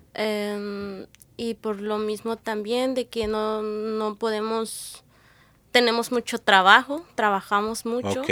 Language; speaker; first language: Spanish; non-native, local second language; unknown